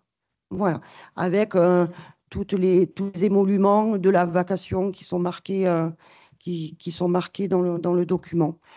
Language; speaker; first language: French; native; French